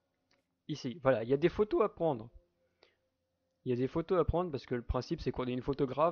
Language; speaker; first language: French; native; French